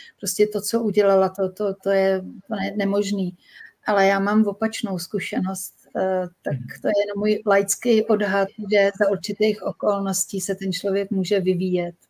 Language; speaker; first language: Czech; native; Czech